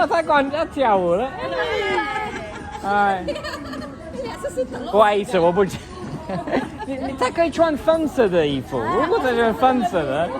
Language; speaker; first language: Chinese; non-native, learner; English